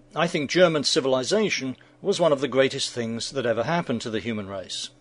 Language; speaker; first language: English; native; English